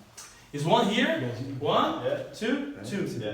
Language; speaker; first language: English; non-native, learner; Portuguese